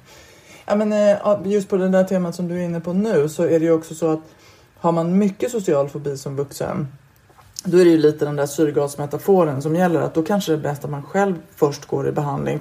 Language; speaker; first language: Swedish; native; Swedish